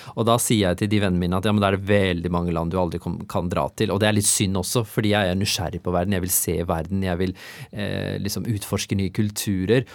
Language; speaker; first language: Norwegian; early bilingual, other home language; Urdu